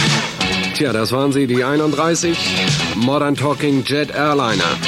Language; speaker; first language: German; native; German